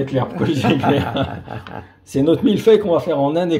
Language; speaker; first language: French; native; French